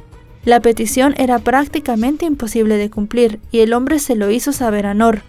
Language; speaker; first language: Spanish; native; Spanish